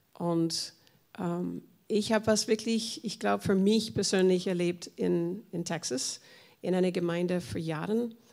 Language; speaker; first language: German; non-native, fluent; English